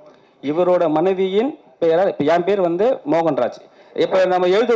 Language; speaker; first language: Tamil; native; Tamil